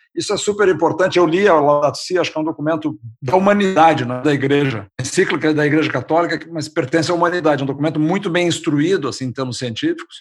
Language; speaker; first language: Portuguese; native; Portuguese